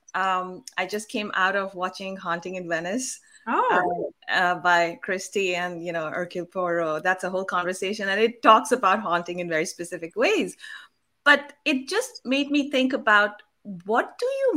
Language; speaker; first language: English; non-native, local second language; Bangla